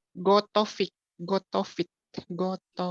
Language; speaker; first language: Russian; non-native, learner; Spanish